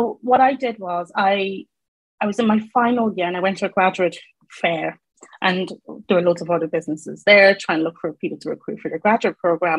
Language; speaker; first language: English; native; English